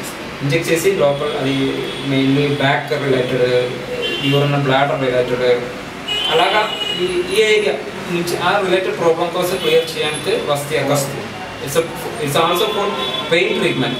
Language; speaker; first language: Telugu; non-native, learner; Malayalam